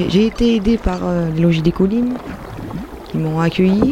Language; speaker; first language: French; native; French